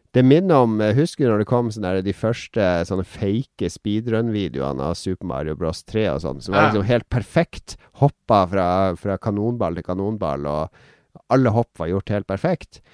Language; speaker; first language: Norwegian; native; Norwegian